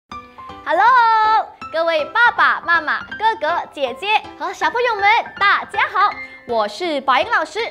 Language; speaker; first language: Chinese; native; Chinese